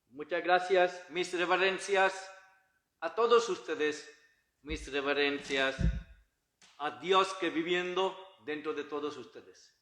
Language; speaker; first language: Spanish; non-native, learner; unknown